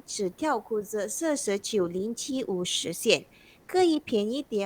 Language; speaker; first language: Chinese; non-native, local second language; Malay